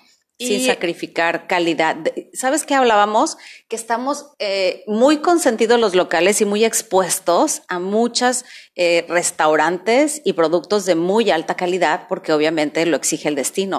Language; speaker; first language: Spanish; native; Spanish